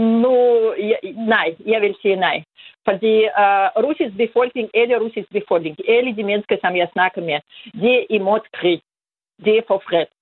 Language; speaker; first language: Danish; non-native, fluent; Russian